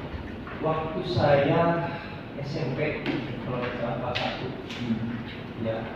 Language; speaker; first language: Indonesian; non-native, local second language; Sundanese